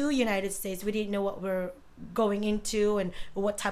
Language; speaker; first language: English; non-native, local second language; Iloko